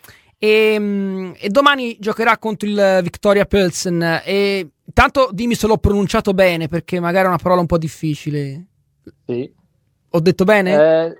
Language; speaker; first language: Italian; native; Italian